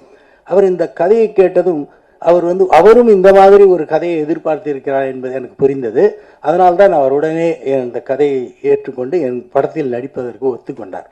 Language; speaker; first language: Tamil; native; Tamil